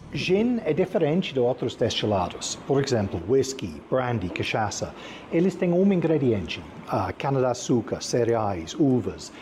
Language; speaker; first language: Portuguese; non-native, fluent; English